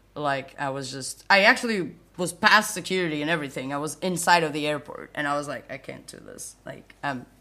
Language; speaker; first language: English; non-native, fluent; Portuguese